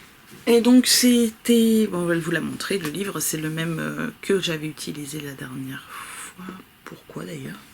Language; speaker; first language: French; native; French